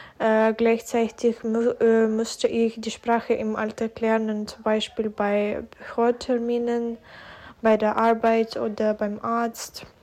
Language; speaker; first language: German; non-native, fluent; Ukrainian